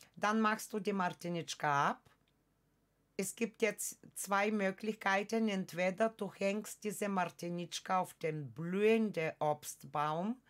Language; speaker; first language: German; non-native, fluent; Bulgarian